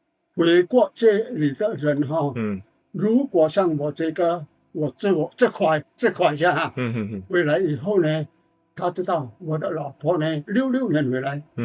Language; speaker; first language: Chinese; early bilingual, heritage; Chinese